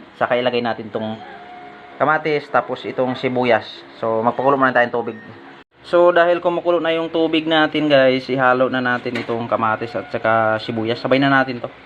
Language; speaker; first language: Filipino; non-native, local second language; Hiligaynon